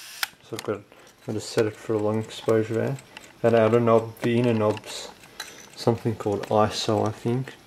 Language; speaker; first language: English; native; English